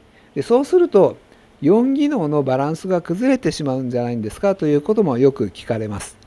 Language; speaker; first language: Japanese; native; Japanese